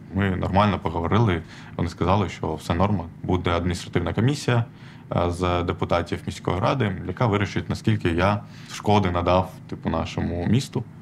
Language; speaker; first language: Ukrainian; non-native, local second language; Armenian